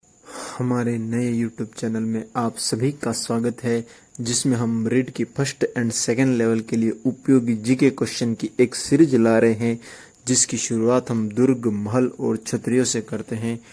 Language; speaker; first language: Hindi; native; Hindi